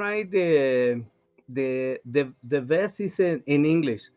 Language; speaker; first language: English; non-native, learner; Spanish